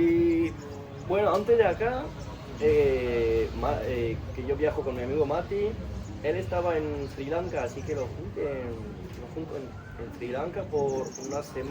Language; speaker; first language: Spanish; non-native, fluent; French